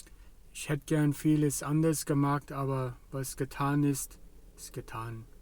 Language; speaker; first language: German; non-native, fluent; English